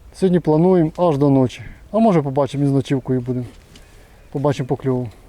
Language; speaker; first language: Ukrainian; native; Ukrainian